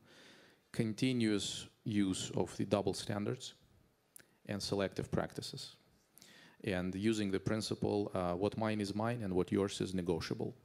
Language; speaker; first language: English; non-native, fluent; Azerbaijani